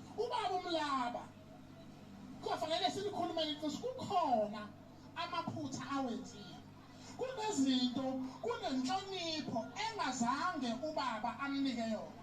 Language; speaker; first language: Zulu; native; Zulu